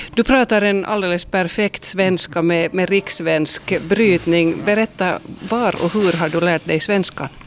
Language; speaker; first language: Swedish; native; Swedish